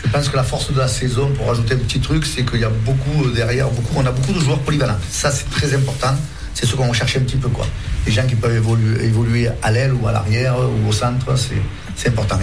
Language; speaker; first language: French; native; French